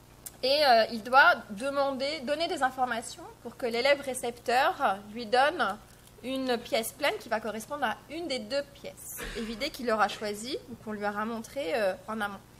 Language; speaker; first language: French; native; French